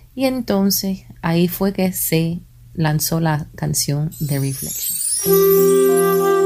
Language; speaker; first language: Spanish; early bilingual, heritage; Spanish